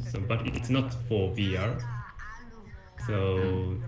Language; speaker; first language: English; non-native, learner; Japanese